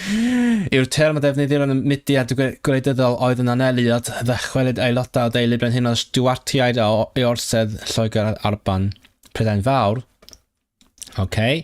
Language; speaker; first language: Welsh; non-native, learner; Cantonese